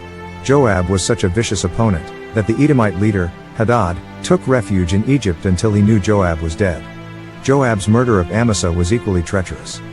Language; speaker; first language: English; native; English